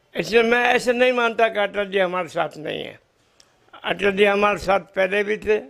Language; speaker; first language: Hindi; non-native, local second language; Sindhi